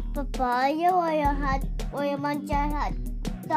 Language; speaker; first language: Italian; early bilingual, heritage; Italian